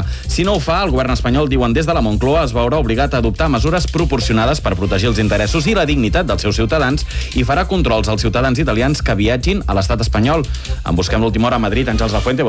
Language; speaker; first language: Catalan; native; Catalan